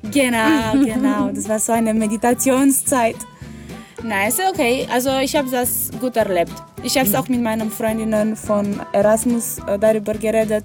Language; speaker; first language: German; non-native, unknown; Romanian